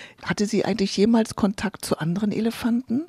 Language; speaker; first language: German; native; German